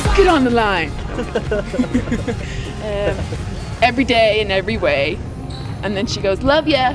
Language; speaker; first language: English; native; English